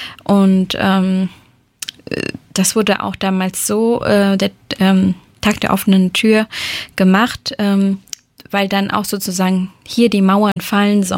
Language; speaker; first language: German; early bilingual, other home language; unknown